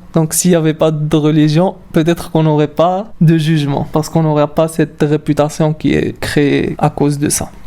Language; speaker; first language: French; non-native, local second language; Arabic